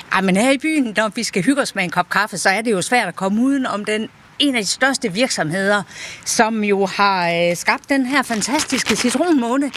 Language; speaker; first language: Danish; native; Danish